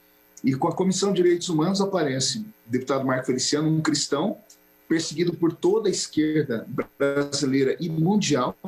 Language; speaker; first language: Portuguese; native; Portuguese